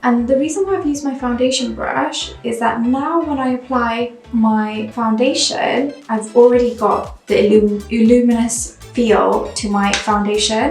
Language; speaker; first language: English; native; English